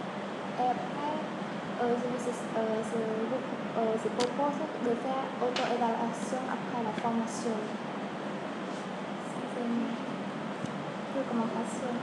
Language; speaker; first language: French; non-native, learner; Khmer